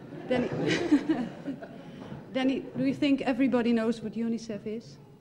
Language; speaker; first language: English; non-native, fluent; Dutch